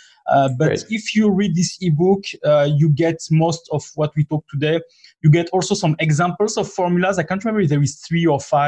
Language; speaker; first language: English; non-native, fluent; French